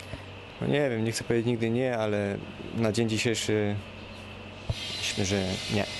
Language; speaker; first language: Polish; early bilingual, heritage; Polish